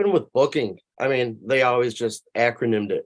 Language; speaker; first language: English; native; English